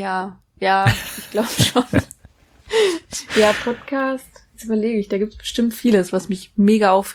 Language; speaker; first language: German; native; German